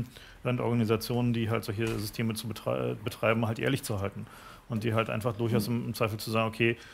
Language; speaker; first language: German; native; German